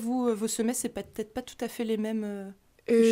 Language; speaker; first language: French; native; French